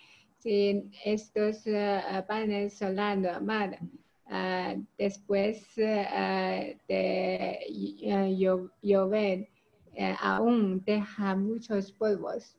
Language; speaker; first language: Spanish; non-native, learner; Chinese